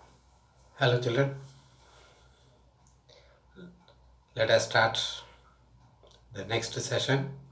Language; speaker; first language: English; non-native, local second language; Tamil